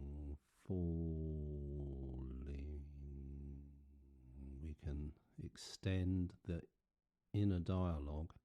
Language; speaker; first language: English; native; English